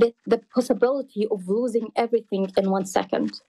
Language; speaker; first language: English; non-native, fluent; Arabic